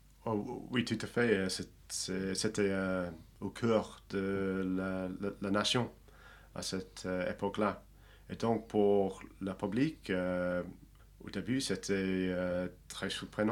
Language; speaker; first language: French; non-native, fluent; English